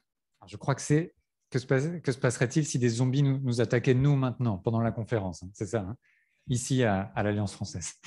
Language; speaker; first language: French; native; French